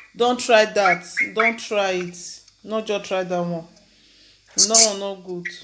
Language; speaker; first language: Nigerian Pidgin; non-native, local second language; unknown